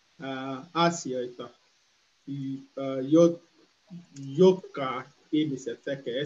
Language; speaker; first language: Finnish; non-native, learner; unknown